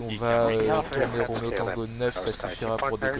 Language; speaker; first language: French; native; French